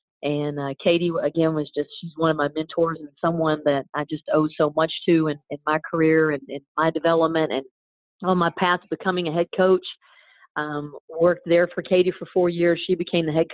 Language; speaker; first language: English; native; English